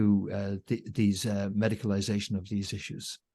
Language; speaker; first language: English; native; English